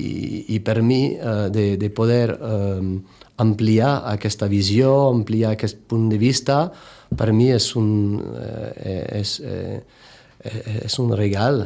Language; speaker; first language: Catalan; non-native, fluent; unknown